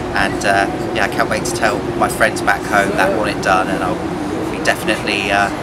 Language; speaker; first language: English; native; English